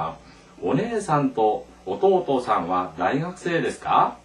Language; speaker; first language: Japanese; non-native, local second language; Korean